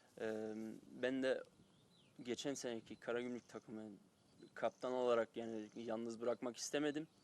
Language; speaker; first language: Turkish; early bilingual, heritage; Turkish